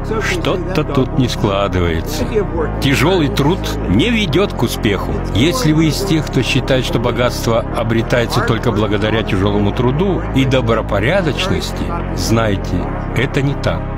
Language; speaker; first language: Russian; native; Russian